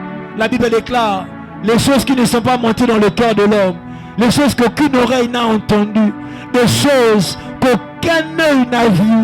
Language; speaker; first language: French; non-native, local second language; Lingala